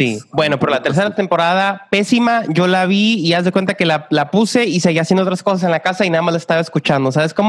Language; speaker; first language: Spanish; native; Spanish